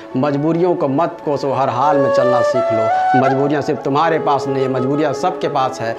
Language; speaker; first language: Hindi; native; Hindi